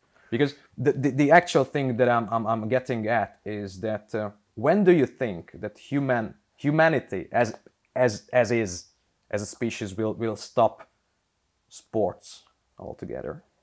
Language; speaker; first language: English; non-native, fluent; Hungarian